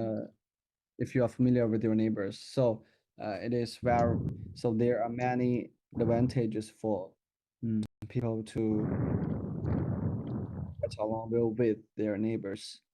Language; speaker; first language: English; non-native, learner; Chinese